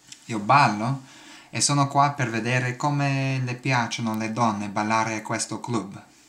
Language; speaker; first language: Italian; non-native, learner; English